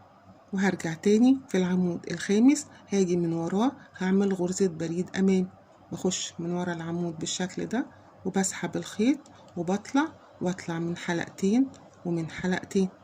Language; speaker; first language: Arabic; native; Arabic